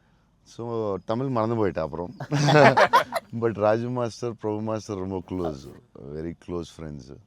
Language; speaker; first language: Tamil; non-native, local second language; Telugu